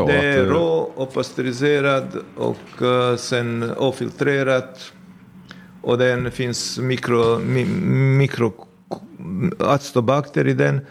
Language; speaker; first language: Swedish; non-native, fluent; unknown